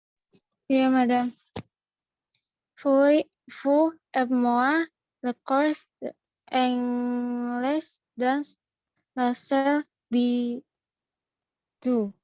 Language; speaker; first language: French; non-native, learner; Indonesian